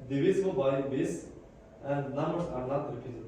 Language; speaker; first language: English; non-native, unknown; Kazakh